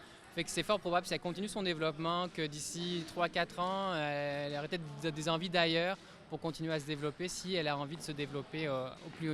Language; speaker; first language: French; native; French